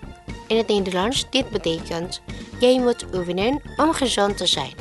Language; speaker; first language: Dutch; non-native, local second language; Indonesian